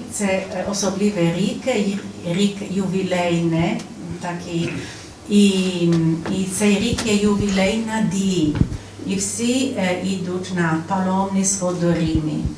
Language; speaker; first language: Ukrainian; non-native, learner; Polish